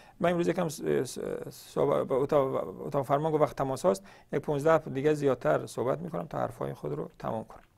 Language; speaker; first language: Persian; native; Persian